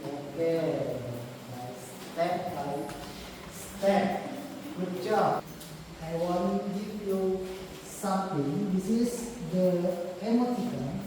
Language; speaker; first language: English; non-native, learner; Indonesian